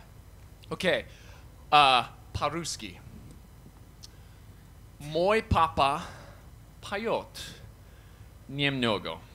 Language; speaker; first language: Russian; non-native, learner; English